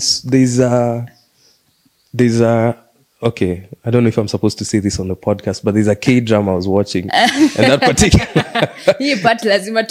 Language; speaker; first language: English; non-native, local second language; Swahili